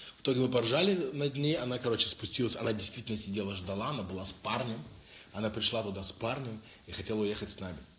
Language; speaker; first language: Russian; early bilingual, heritage; Russian